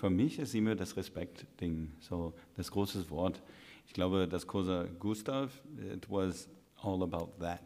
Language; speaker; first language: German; non-native, fluent; English